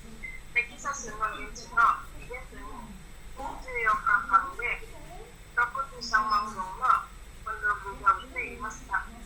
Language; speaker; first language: Japanese; non-native, learner; Indonesian